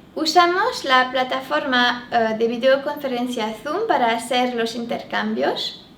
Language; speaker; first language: Spanish; non-native, fluent; French